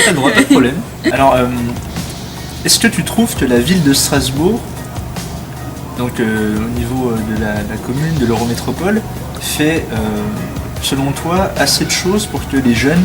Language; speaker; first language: French; native; French